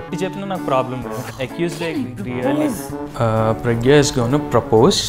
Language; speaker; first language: Telugu; native; Telugu